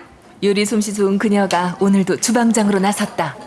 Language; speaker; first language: Korean; native; Korean